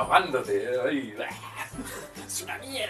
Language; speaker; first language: Spanish; native; Spanish